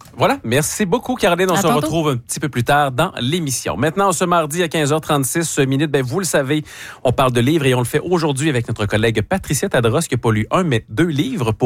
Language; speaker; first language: French; native; French